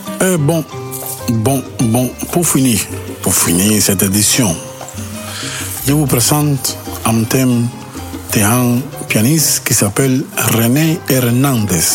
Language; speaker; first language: French; non-native, learner; Spanish